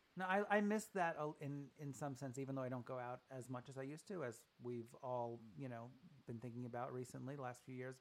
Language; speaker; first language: English; native; English